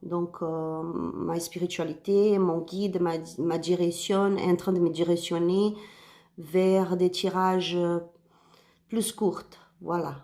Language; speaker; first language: French; non-native, learner; Spanish